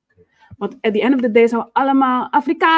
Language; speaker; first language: Dutch; native; Dutch